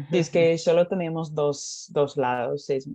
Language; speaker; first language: Spanish; non-native, learner; English